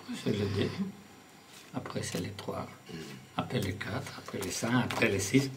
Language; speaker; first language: French; non-native, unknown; Spanish